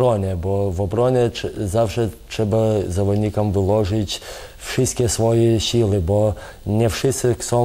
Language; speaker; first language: Polish; non-native, fluent; Lithuanian